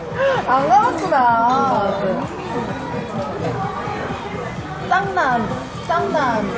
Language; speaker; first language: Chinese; non-native, learner; Korean